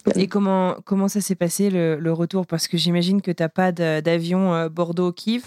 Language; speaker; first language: French; native; French